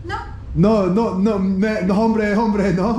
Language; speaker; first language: Spanish; non-native, learner; English